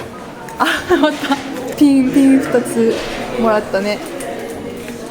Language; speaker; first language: Japanese; non-native, learner; French